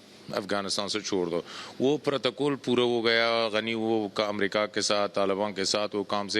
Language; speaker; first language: Hindi; non-native, learner; Persian